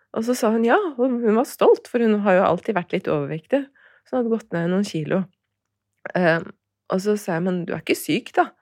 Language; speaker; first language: Norwegian; early bilingual, other home language; Turkish